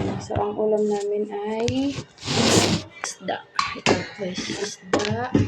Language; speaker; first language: Filipino; non-native, local second language; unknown